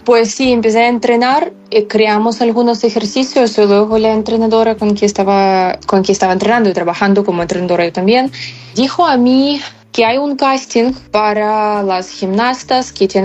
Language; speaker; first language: Spanish; non-native, fluent; Ukrainian